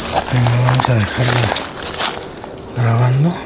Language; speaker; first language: Spanish; native; Spanish